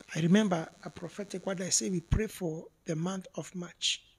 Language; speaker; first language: English; non-native, local second language; Kikuyu